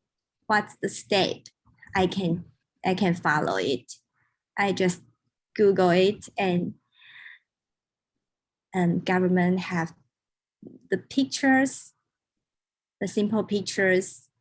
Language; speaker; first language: English; non-native, learner; Chinese